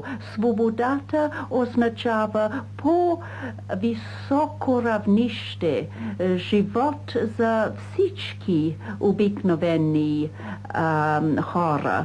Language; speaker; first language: Bulgarian; non-native, fluent; English